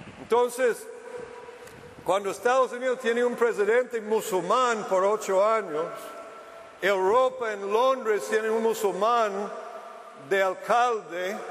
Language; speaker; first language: Spanish; non-native, fluent; English